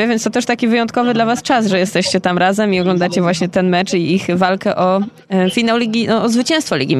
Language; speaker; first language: Polish; native; Polish